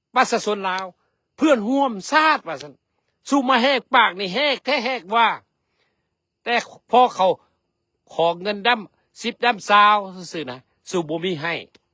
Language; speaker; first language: Lao; non-native, local second language; Hmong